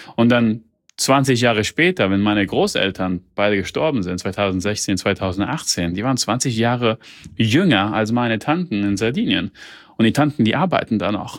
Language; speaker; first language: German; early bilingual, heritage; Italian